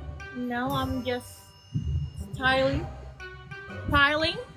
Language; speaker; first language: English; non-native, learner; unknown